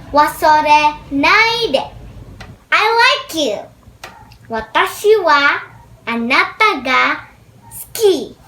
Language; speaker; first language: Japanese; non-native, learner; Filipino